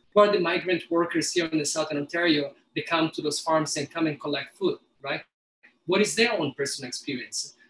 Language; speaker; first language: English; early bilingual, other home language; Somali